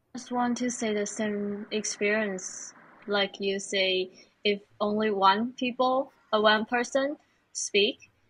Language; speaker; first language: English; non-native, fluent; Chinese